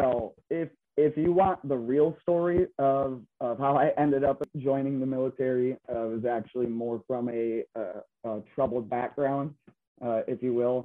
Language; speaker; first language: English; native; English